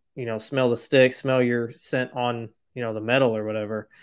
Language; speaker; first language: English; native; English